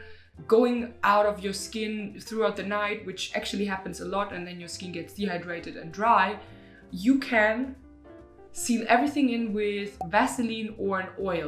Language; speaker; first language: English; non-native, fluent; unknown